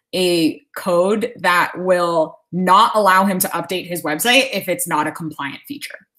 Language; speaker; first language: English; native; English